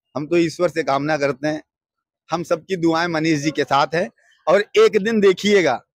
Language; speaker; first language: Hindi; native; Hindi